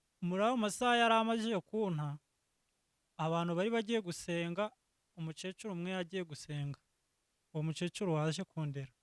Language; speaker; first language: Kinyarwanda; native; Kinyarwanda